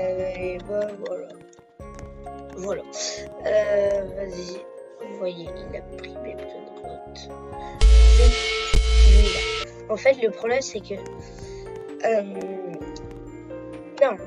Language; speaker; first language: French; native; French